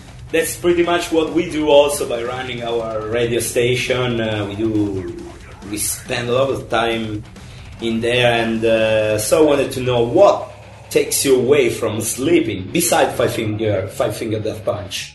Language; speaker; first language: English; non-native, fluent; Italian